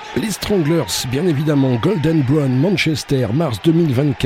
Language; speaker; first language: French; native; French